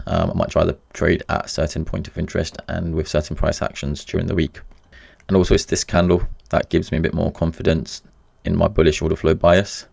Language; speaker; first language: English; native; English